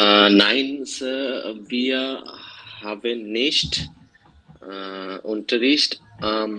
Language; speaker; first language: German; non-native, learner; Bangla